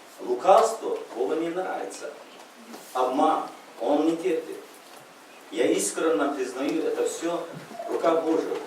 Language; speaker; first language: Russian; non-native, local second language; Uzbek